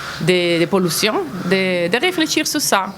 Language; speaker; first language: French; non-native, fluent; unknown